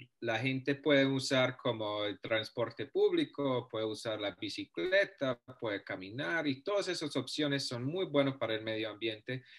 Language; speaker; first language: Spanish; non-native, fluent; English